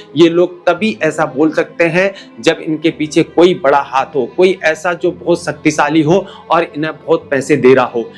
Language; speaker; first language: Hindi; native; Hindi